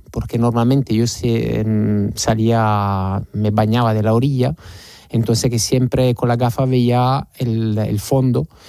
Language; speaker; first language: Spanish; non-native, fluent; Italian